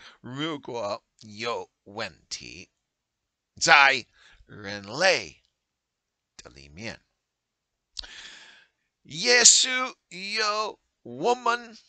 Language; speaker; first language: Chinese; non-native, learner; English